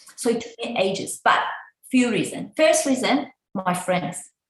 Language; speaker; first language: English; non-native, fluent; Persian